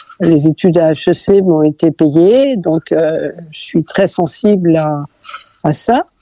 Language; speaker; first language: French; early bilingual, other home language; Catalan